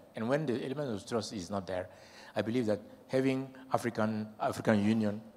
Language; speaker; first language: English; non-native, fluent; French